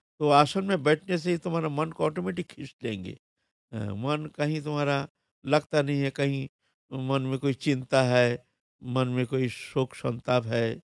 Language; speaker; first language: Hindi; non-native, local second language; Bangla